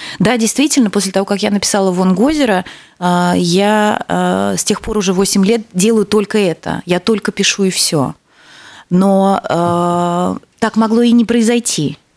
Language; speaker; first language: Russian; native; Russian